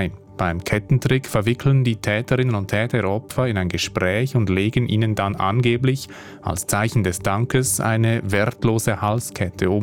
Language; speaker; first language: German; native; German